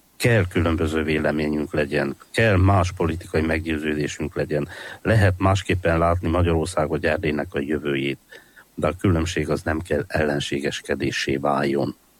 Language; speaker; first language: Hungarian; native; Hungarian